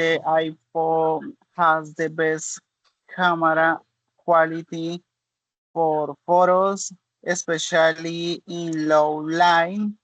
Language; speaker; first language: English; non-native, learner; Spanish